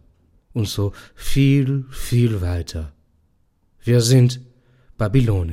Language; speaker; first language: German; non-native, fluent; Hebrew